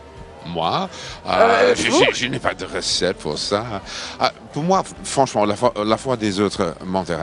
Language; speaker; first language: French; non-native, fluent; English